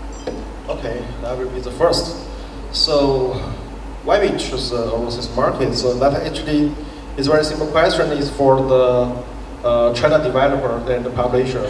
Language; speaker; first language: English; non-native, fluent; Chinese